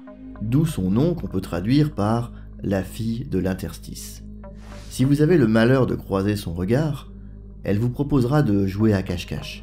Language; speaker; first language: French; native; French